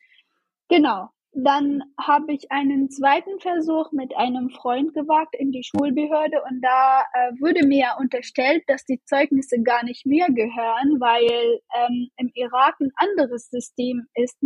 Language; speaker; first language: German; non-native, fluent; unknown